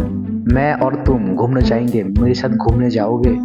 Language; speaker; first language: Hindi; non-native, learner; Bangla